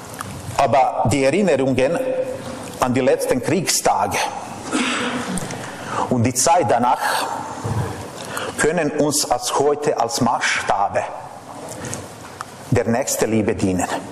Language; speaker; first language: German; non-native, fluent; Serbian